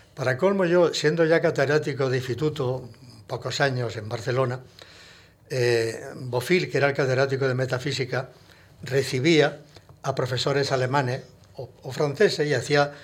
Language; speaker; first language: Spanish; native; Spanish